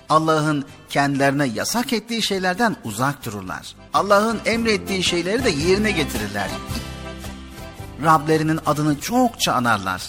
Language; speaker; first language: Turkish; native; Turkish